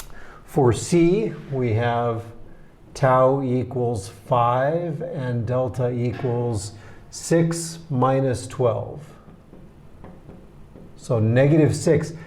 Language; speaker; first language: English; native; English